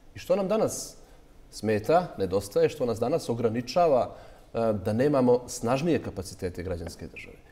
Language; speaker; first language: Serbian; native; Serbian